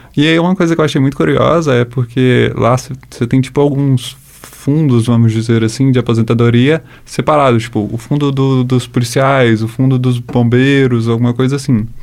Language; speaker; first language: Portuguese; native; Portuguese